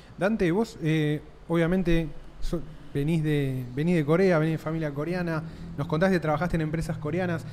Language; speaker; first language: Spanish; native; Spanish